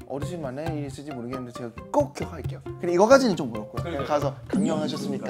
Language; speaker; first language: Korean; non-native, fluent; Thai